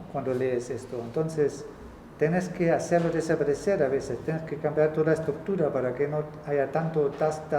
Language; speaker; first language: Spanish; non-native, fluent; German